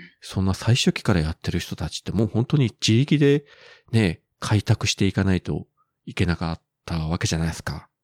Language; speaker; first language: Japanese; native; Japanese